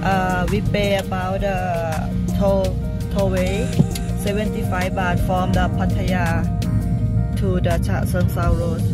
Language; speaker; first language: English; non-native, learner; Thai